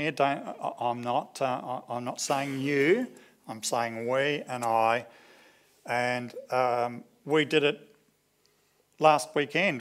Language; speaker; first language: English; native; English